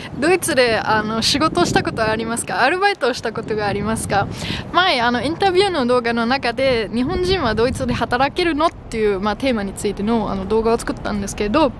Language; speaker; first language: Japanese; non-native, fluent; German